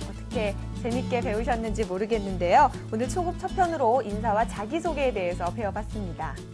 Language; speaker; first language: Korean; native; Korean